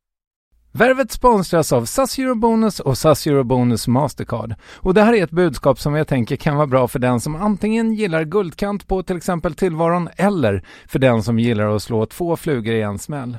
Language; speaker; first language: Swedish; native; Swedish